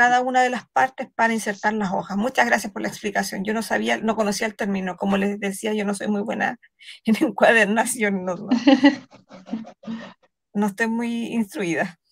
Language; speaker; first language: Spanish; native; Spanish